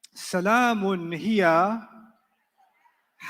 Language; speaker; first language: Arabic; non-native, fluent; English